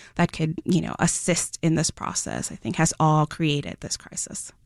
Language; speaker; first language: English; non-native, fluent; Spanish